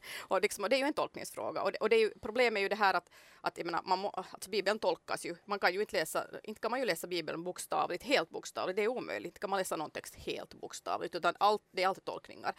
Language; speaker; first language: Swedish; native; Swedish